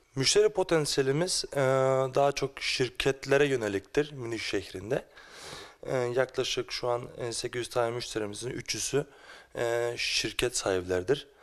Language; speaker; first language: Turkish; early bilingual, heritage; Turkish